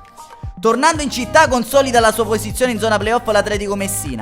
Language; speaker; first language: Italian; native; Italian